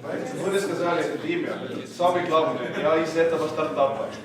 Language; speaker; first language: Russian; non-native, learner; Estonian